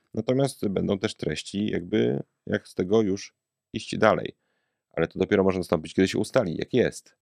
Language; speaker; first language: Polish; native; Polish